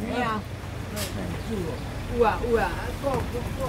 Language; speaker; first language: Chinese; non-native, local second language; Min Nan Chinese